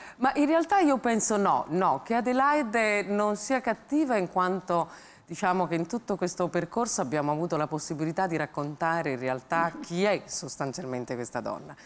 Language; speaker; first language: Italian; native; Italian